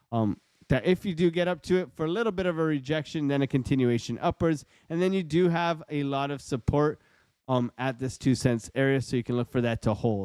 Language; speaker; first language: English; native; English